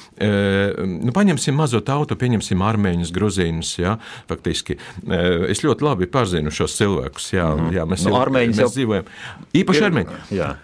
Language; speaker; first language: Latvian; non-native, local second language; Russian